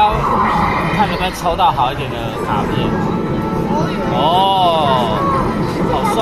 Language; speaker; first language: Chinese; native; Chinese